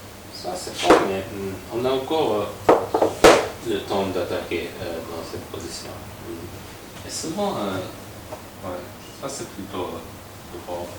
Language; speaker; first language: French; non-native, fluent; Japanese